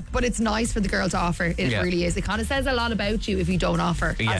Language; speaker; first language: English; native; English